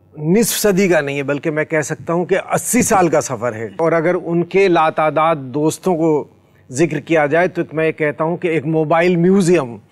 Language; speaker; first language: Urdu; native; Urdu